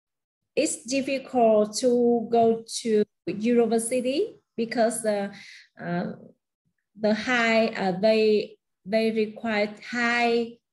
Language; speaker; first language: English; non-native, learner; Vietnamese